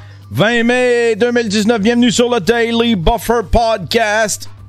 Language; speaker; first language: French; native; French